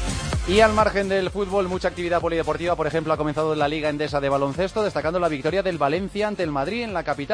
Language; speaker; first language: Spanish; native; Spanish